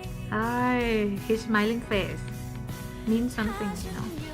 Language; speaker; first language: English; non-native, learner; Thai